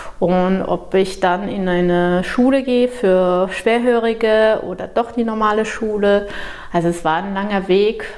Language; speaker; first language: German; non-native, fluent; Portuguese